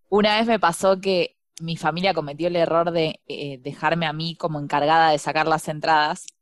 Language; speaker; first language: Spanish; native; Spanish